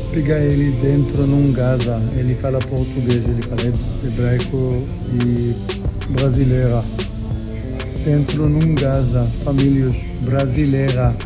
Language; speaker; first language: Portuguese; non-native, learner; Hebrew